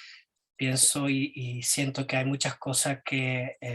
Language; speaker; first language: Spanish; early bilingual, heritage; Spanish